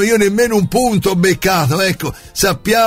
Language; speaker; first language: Italian; native; Italian